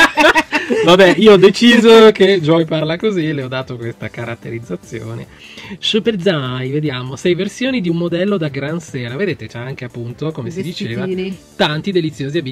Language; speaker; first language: Italian; native; Italian